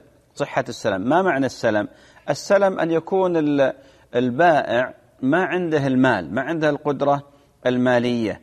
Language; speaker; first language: Arabic; native; Arabic